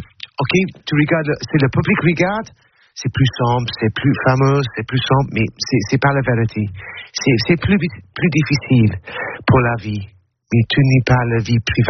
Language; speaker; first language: French; non-native, learner; English